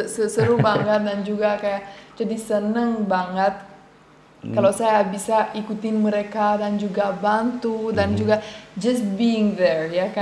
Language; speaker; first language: Indonesian; non-native, fluent; Romanian